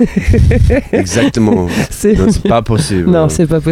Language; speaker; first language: French; non-native, learner; English